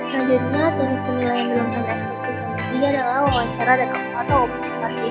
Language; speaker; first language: Indonesian; native; Indonesian